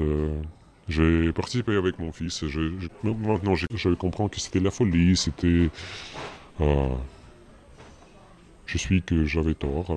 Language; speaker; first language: French; non-native, fluent; Russian